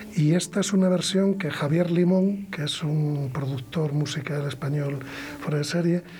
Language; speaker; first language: Spanish; native; Spanish